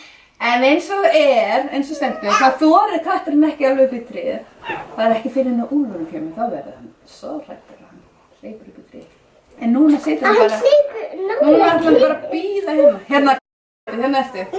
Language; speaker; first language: Icelandic; non-native, fluent; Danish